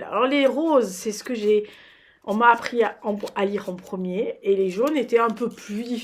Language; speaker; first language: French; native; French